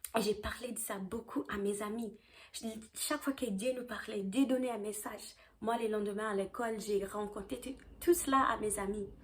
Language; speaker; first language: French; early bilingual, heritage; French